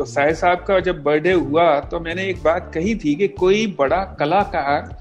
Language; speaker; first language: Hindi; native; Hindi